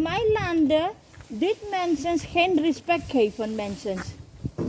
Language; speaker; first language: Dutch; non-native, learner; Hindi